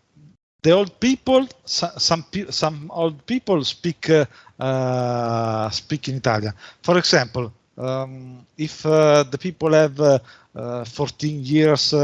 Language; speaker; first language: English; non-native, learner; Italian